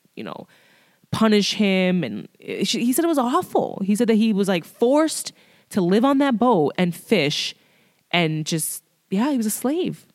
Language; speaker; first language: English; early bilingual, other home language; Thai